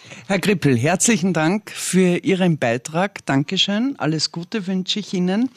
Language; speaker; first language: German; native; German